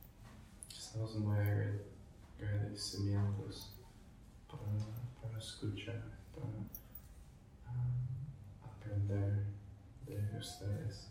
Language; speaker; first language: Spanish; non-native, learner; English